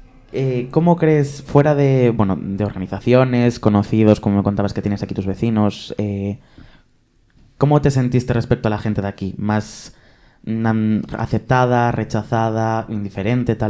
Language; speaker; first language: Spanish; native; Spanish